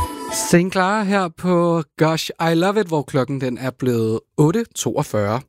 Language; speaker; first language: Danish; native; Danish